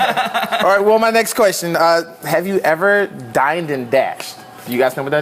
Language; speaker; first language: English; native; English